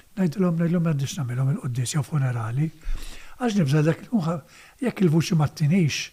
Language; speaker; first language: Maltese; native; Maltese